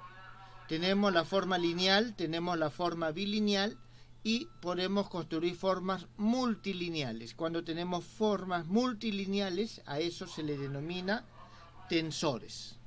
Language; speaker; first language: Spanish; native; Spanish